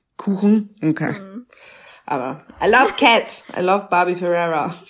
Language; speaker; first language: German; native; German